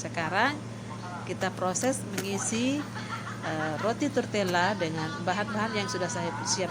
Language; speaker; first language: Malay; non-native, local second language; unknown